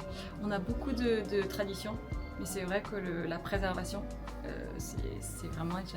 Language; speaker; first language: French; non-native, fluent; Japanese